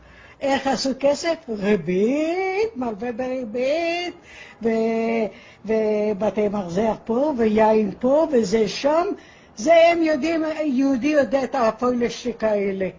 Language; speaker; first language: Hebrew; non-native, fluent; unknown